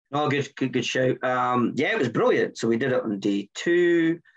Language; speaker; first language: English; native; English